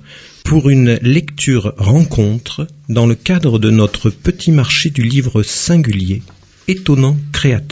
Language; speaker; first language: French; native; French